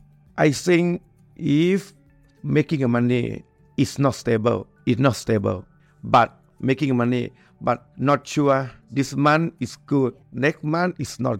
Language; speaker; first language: English; non-native, learner; Thai